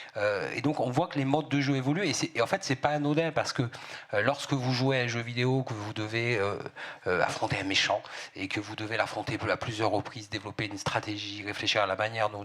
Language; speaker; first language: French; native; French